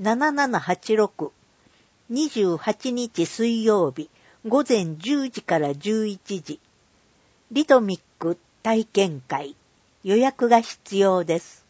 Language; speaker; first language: Japanese; native; Japanese